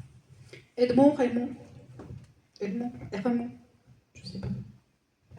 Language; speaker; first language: French; native; French